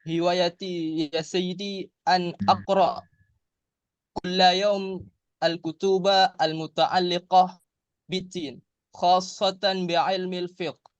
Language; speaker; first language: Arabic; non-native, learner; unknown